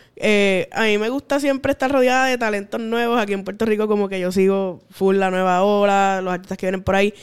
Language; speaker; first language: Spanish; native; Spanish